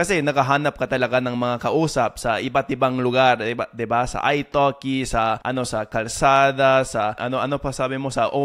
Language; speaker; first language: Filipino; non-native, fluent; English